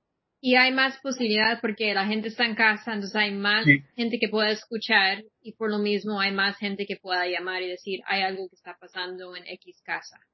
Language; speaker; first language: Spanish; non-native, fluent; English